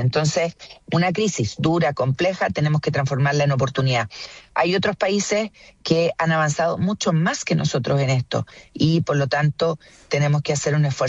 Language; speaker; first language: Spanish; native; Spanish